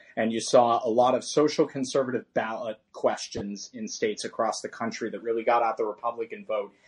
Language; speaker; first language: English; native; English